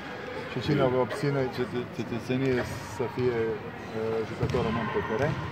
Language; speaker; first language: Romanian; non-native, fluent; Serbian